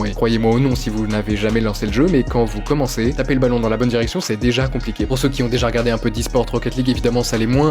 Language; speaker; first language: French; native; French